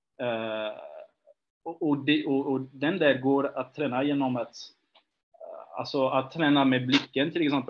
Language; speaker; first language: Swedish; non-native, fluent; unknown